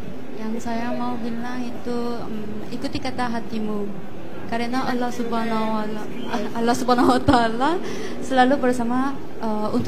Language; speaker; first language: Indonesian; non-native, fluent; Korean